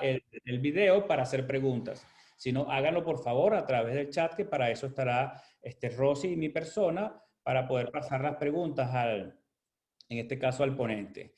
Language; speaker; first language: Spanish; native; Spanish